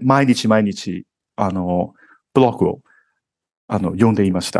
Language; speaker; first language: Japanese; non-native, fluent; Cantonese